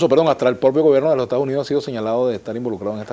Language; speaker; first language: Spanish; native; Spanish